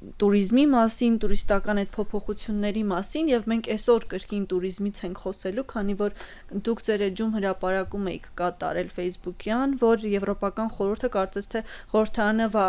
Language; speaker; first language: Armenian; native; Armenian